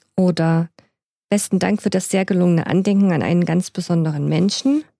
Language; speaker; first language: German; native; German